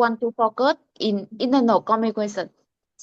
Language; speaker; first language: English; non-native, learner; Vietnamese